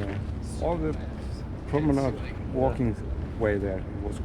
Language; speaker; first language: English; non-native, learner; Swedish